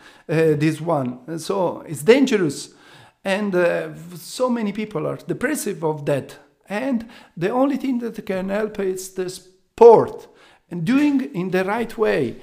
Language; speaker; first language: English; non-native, learner; Italian